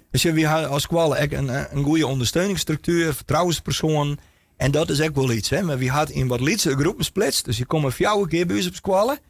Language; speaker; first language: Dutch; non-native, local second language; Western Frisian